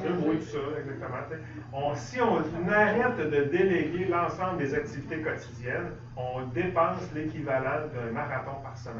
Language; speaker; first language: French; native; French